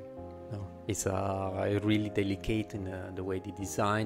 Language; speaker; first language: English; non-native, fluent; Italian